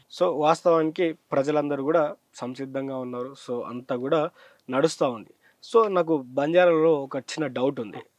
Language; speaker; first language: Telugu; native; Telugu